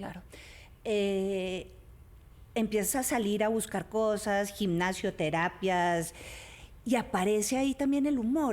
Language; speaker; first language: Spanish; native; Spanish